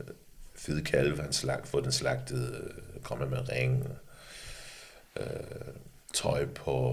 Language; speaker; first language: Danish; early bilingual, other home language; English